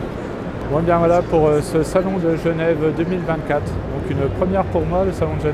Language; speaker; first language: French; native; French